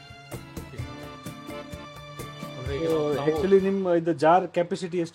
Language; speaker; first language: Kannada; non-native, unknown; Nepali